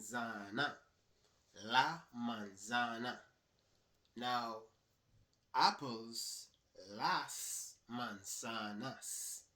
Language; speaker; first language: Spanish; non-native, learner; English